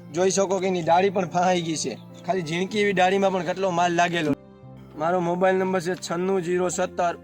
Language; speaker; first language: Gujarati; native; Gujarati